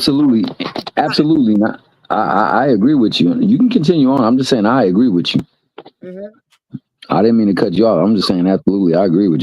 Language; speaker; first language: English; native; English